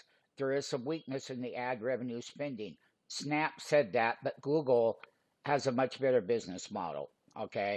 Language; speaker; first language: English; native; English